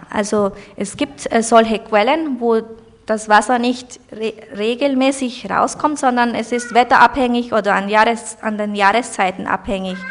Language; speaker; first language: German; early bilingual, heritage; German